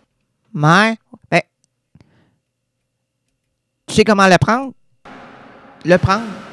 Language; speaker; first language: French; native; French